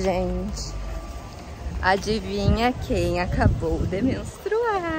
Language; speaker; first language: Portuguese; native; Portuguese